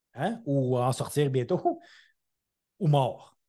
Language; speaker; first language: French; native; French